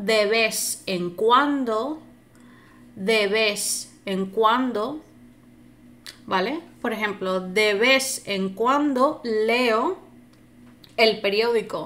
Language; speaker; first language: Spanish; non-native, fluent; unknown